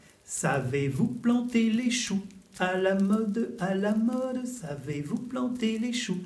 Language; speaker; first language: French; native; French